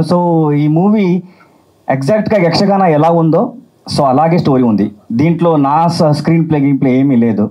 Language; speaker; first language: Telugu; non-native, learner; Kannada